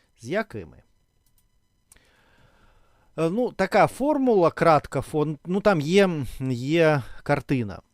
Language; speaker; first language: Ukrainian; non-native, learner; Russian